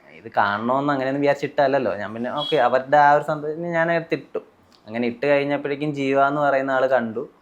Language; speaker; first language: Malayalam; native; Malayalam